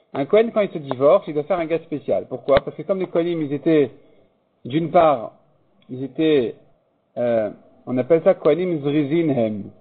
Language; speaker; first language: French; native; French